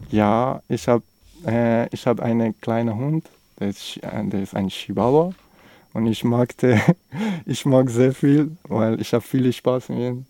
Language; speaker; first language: German; non-native, learner; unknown